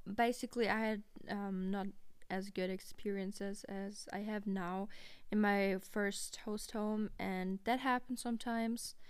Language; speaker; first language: English; non-native, fluent; German